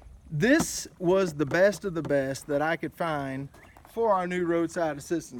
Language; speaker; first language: English; native; English